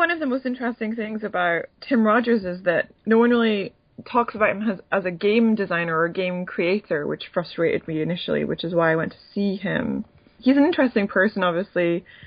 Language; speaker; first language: English; native; English